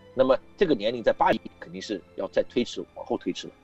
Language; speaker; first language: Chinese; native; Chinese